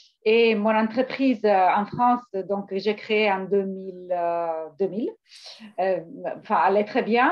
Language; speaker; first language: French; non-native, fluent; Italian